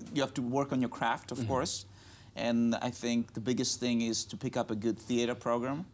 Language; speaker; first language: English; non-native, local second language; Russian